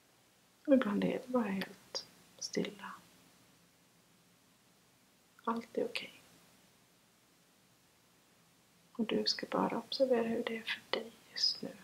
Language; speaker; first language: Swedish; native; Swedish